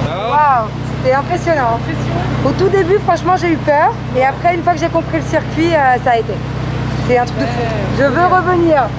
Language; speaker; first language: French; native; French